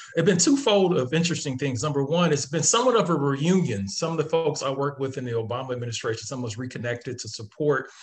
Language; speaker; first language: English; native; English